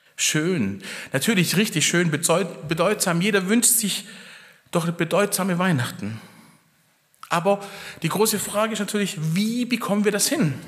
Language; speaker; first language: German; early bilingual, other home language; Italian